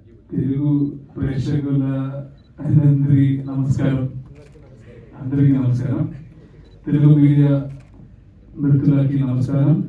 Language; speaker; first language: Telugu; non-native, learner; Malayalam